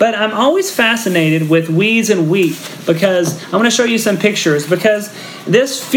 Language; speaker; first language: English; native; English